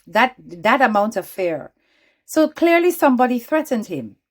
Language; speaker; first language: English; native; English